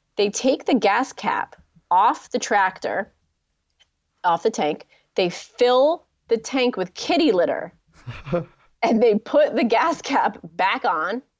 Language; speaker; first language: English; native; English